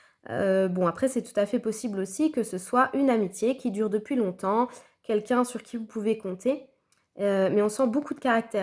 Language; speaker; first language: French; native; French